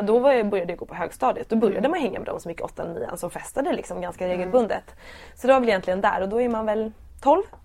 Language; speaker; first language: Swedish; native; Swedish